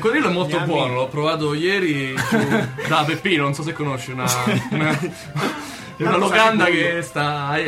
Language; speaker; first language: Italian; native; Italian